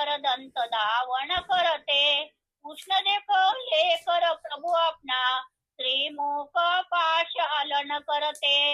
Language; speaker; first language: Hindi; non-native, local second language; Marathi